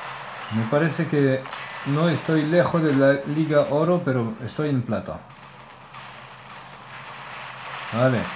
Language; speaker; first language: Spanish; non-native, learner; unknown